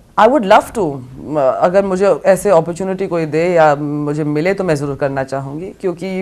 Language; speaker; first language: Hindi; native; Hindi